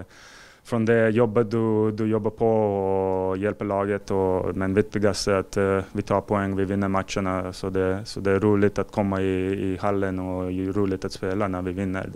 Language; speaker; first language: Swedish; non-native, fluent; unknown